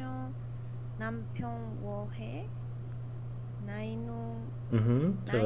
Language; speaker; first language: Korean; non-native, learner; Spanish